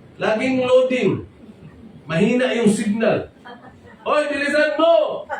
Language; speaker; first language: Filipino; non-native, local second language; Cebuano